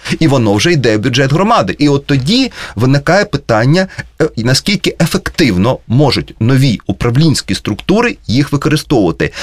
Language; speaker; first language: Ukrainian; native; Ukrainian